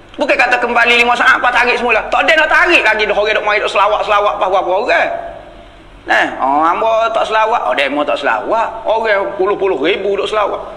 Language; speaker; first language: Malay; native; Malay